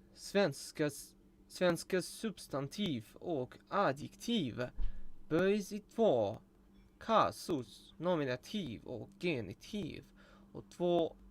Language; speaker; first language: Swedish; non-native, learner; English